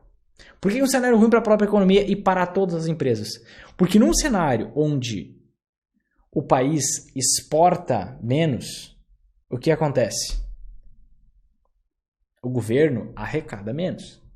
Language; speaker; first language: Portuguese; native; Portuguese